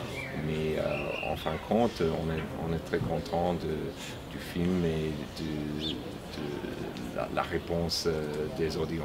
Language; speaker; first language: French; non-native, fluent; English